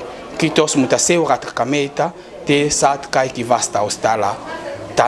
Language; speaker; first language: Finnish; non-native, fluent; Lingala